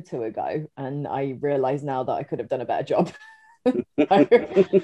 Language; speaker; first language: English; native; English